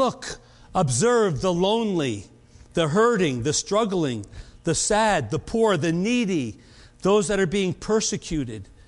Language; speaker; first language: English; native; English